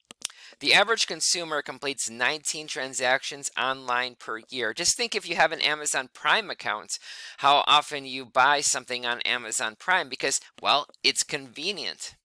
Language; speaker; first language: English; native; English